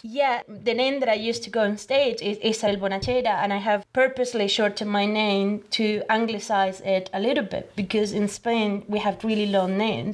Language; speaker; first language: English; non-native, fluent; Spanish